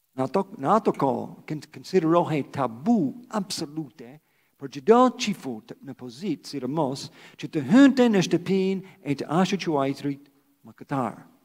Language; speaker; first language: Albanian; non-native, fluent; English